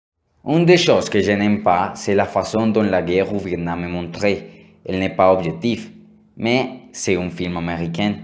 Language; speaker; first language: French; non-native, learner; Spanish